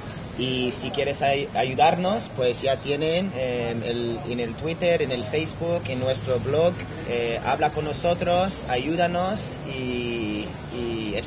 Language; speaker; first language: Spanish; non-native, fluent; English